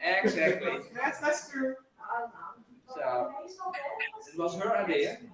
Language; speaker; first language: English; non-native, fluent; Dutch